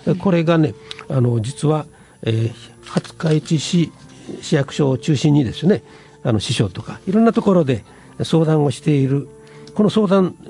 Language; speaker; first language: Japanese; native; Japanese